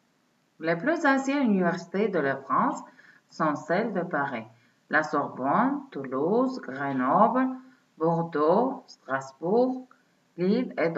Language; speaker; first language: French; non-native, fluent; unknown